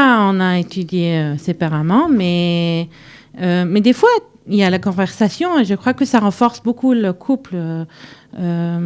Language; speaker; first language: French; early bilingual, heritage; French